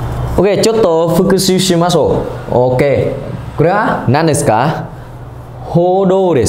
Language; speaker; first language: Japanese; non-native, fluent; Vietnamese